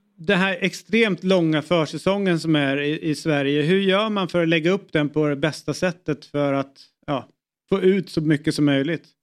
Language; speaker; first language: Swedish; native; Swedish